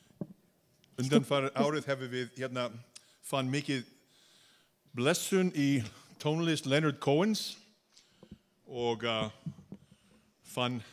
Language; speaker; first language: Icelandic; non-native, fluent; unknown